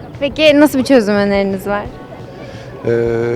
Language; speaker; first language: Turkish; native; Turkish